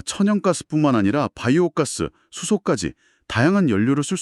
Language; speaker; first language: Korean; native; Korean